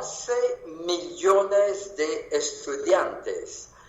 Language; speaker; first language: Spanish; non-native, fluent; French